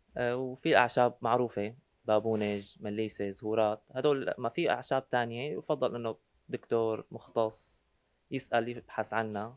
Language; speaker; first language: Arabic; native; Arabic